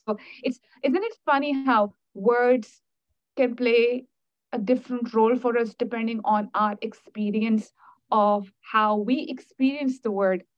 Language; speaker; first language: English; non-native, local second language; Urdu